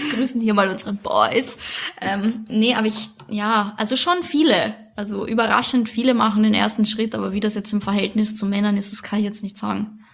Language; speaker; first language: German; native; German